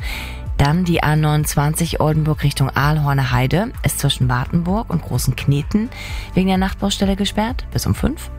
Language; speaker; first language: German; native; German